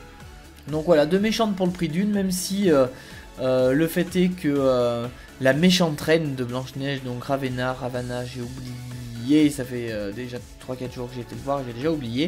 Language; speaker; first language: French; native; French